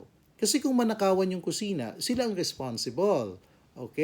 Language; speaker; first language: Filipino; native; Filipino